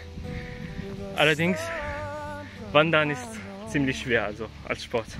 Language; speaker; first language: German; non-native, fluent; Arabic